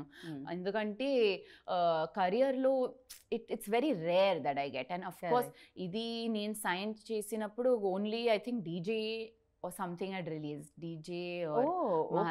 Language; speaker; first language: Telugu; non-native, learner; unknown